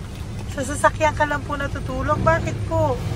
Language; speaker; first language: Filipino; native; Filipino